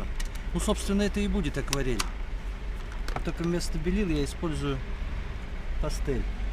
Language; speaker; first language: Russian; native; Russian